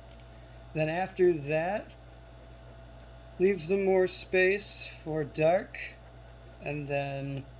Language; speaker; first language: English; native; English